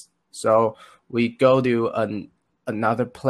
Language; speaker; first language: English; non-native, learner; Chinese